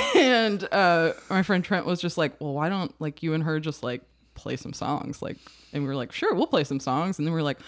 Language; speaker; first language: English; native; English